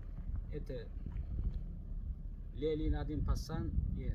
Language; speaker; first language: Russian; non-native, local second language; Turkmen